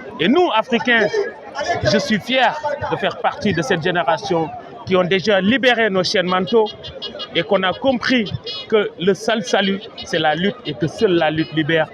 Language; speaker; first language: French; non-native, local second language; Wolof